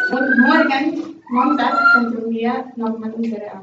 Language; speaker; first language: German; non-native, learner; Spanish